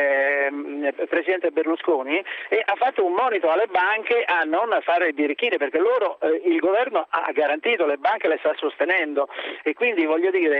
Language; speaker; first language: Italian; native; Italian